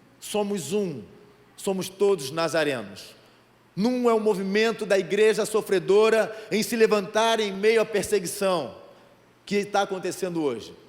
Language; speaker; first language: Portuguese; native; Portuguese